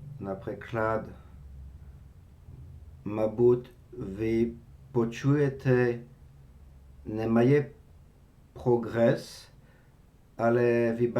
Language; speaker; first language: Ukrainian; non-native, learner; French